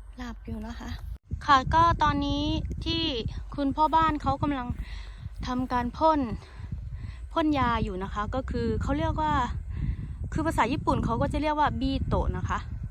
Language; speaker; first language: Thai; native; Thai